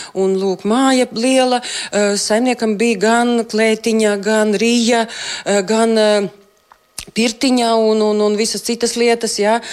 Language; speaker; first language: Latvian; native; Latvian